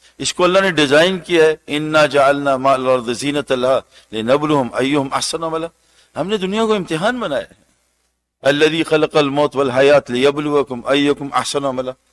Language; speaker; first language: Urdu; native; Urdu